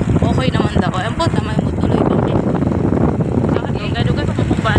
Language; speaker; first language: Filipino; non-native, local second language; Cebuano